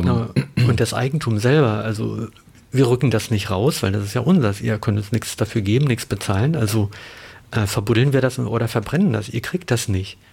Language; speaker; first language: German; native; German